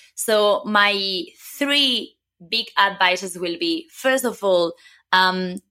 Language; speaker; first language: English; non-native, fluent; Catalan